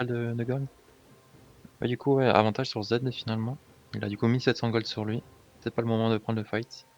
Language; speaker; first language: French; native; French